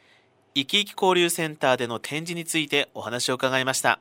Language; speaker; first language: Japanese; native; Japanese